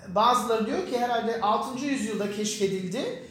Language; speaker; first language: Turkish; non-native, fluent; German